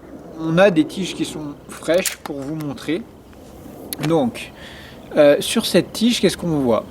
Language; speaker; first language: French; native; French